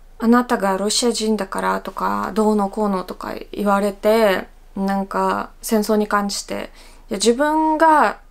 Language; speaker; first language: Japanese; non-native, fluent; Russian